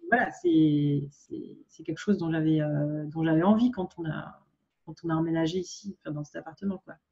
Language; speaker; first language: French; native; French